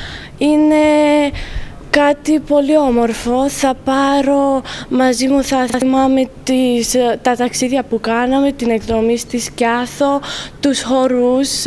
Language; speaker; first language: Greek; non-native, fluent; Romanian